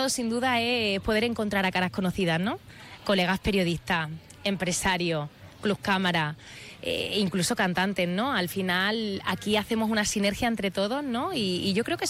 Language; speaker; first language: Spanish; native; Spanish